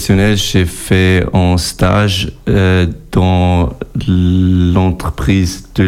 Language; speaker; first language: French; non-native, learner; German